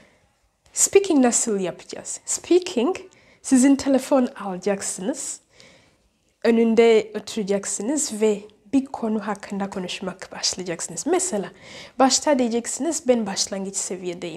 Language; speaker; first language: Turkish; non-native, learner; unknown